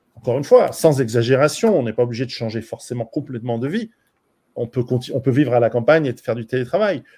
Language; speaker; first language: French; native; French